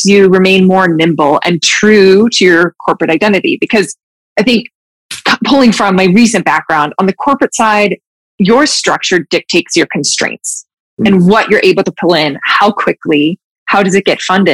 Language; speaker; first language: English; native; English